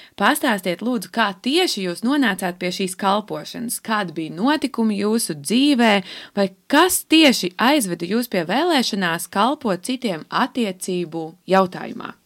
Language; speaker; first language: Latvian; native; Latvian